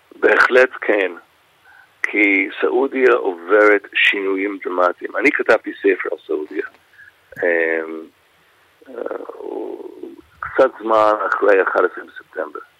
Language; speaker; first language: Hebrew; non-native, fluent; English